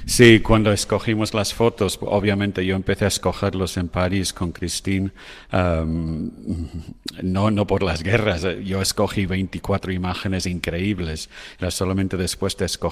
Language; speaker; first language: Spanish; non-native, fluent; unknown